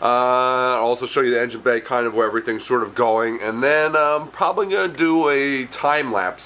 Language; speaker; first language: English; native; English